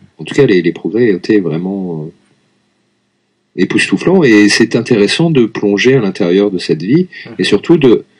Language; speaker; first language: French; native; French